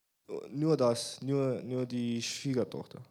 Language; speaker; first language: German; non-native, fluent; Bulgarian